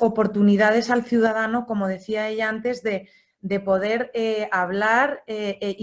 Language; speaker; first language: Spanish; native; Spanish